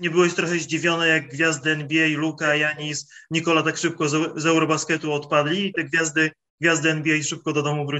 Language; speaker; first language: Polish; native; Polish